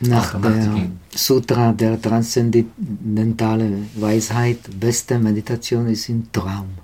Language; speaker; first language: German; non-native, fluent; Czech